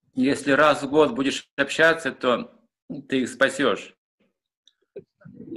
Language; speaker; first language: Russian; native; Russian